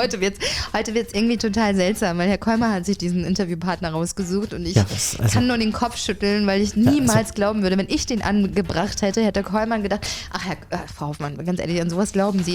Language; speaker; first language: German; native; German